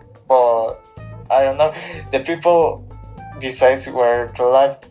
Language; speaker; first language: English; non-native, learner; Spanish